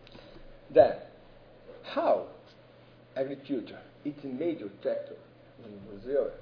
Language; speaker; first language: English; non-native, learner; Portuguese